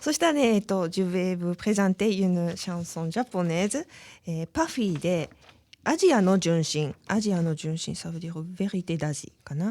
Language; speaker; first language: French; non-native, fluent; Japanese